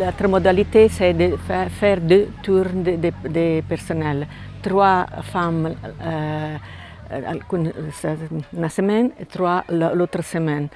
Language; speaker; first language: French; non-native, learner; Italian